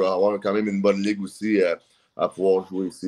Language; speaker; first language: French; native; French